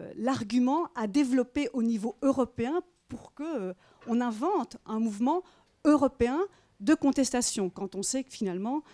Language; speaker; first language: French; native; French